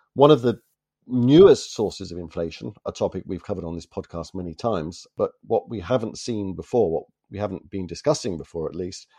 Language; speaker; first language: English; native; English